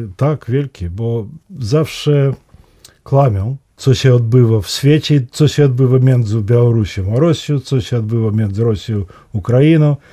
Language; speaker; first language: Polish; non-native, fluent; Russian